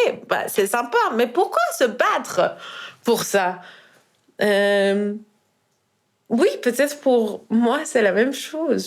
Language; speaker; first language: French; non-native, fluent; Persian